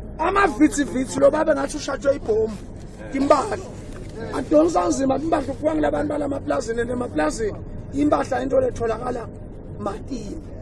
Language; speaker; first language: Zulu; non-native, local second language; Swati